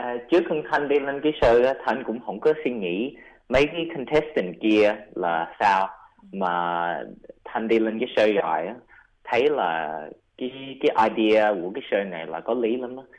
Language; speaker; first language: Vietnamese; early bilingual, heritage; Vietnamese